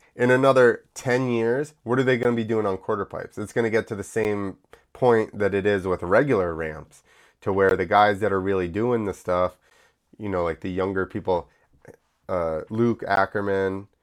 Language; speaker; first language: English; early bilingual, other home language; Italian